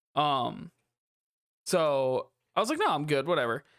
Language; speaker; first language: English; native; English